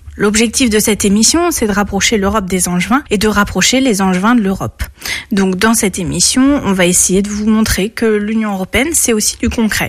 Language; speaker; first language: French; native; French